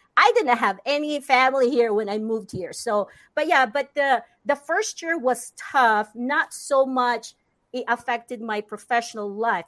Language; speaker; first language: English; non-native, local second language; Cebuano